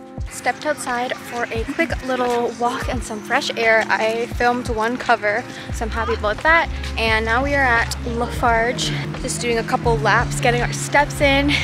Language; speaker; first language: English; early bilingual, other home language; Japanese